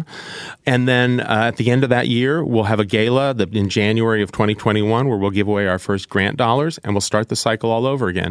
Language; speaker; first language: English; native; English